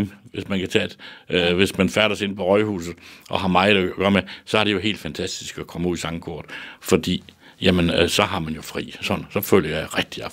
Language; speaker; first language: Danish; native; Danish